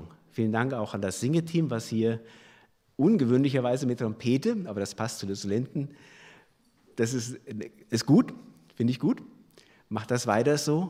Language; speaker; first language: German; native; German